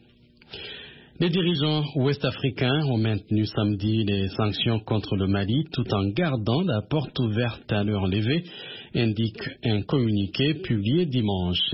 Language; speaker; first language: French; non-native, local second language; Rundi